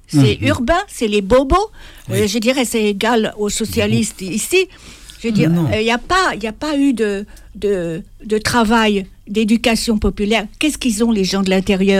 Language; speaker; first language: French; non-native, fluent; Spanish